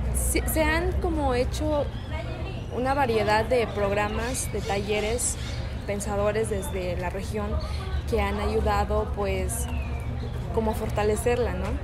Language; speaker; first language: Spanish; non-native, local second language; Mixtepec Mixtec